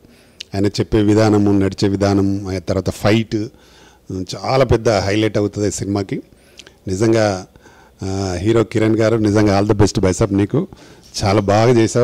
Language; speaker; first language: Telugu; native; Telugu